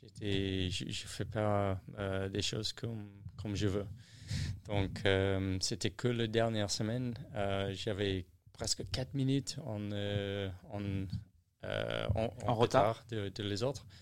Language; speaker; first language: French; non-native, learner; English